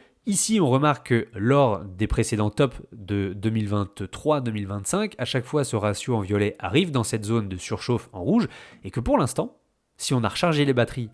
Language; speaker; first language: French; native; French